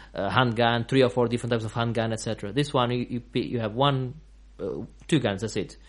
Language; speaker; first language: English; non-native, fluent; Portuguese